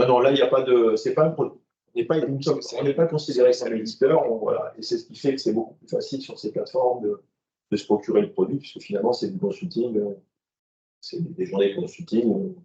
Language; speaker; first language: French; native; French